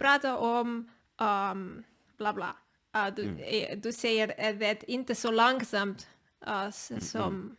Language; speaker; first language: Swedish; non-native, learner; Spanish